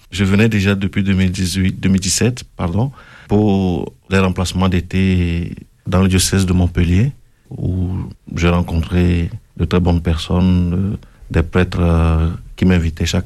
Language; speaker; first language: French; non-native, local second language; Ewe